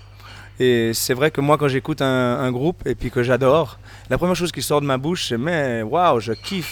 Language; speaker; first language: French; native; French